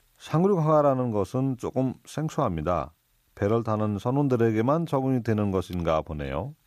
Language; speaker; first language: Korean; non-native, fluent; Nepali